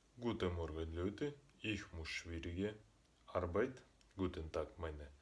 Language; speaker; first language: German; non-native, learner; Russian